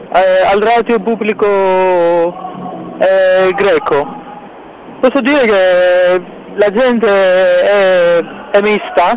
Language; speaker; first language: Italian; non-native, fluent; Greek